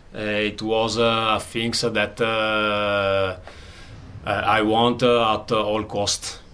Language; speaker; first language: English; non-native, learner; Italian